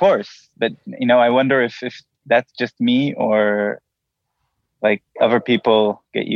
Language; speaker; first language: English; non-native, fluent; Hebrew